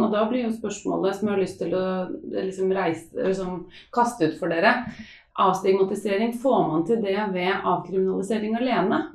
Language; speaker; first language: Norwegian; native; Norwegian